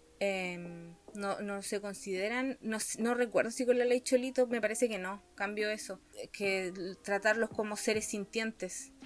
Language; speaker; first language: Spanish; native; Spanish